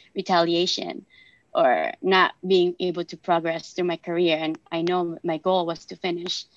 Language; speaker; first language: English; non-native, local second language; Filipino